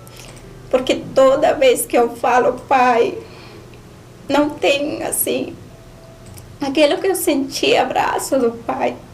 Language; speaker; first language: Portuguese; non-native, learner; Spanish